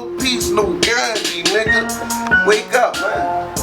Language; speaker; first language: English; native; English